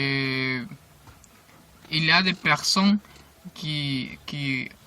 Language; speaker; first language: French; non-native, learner; Spanish